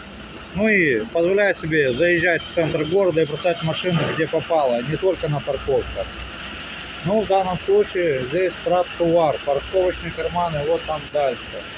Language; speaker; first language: Russian; native; Russian